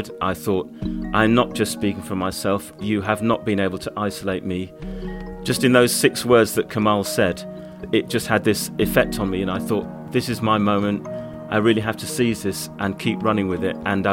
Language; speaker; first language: English; native; English